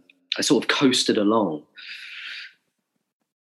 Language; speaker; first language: English; native; English